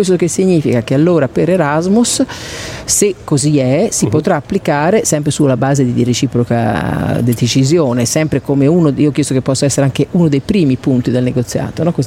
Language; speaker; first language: Italian; native; Italian